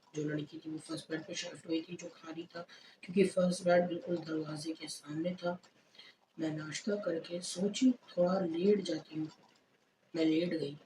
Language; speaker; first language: Urdu; native; Urdu